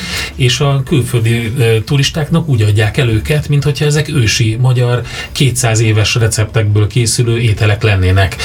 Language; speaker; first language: Hungarian; native; Hungarian